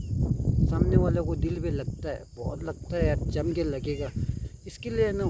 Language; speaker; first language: Hindi; non-native, local second language; Tibetan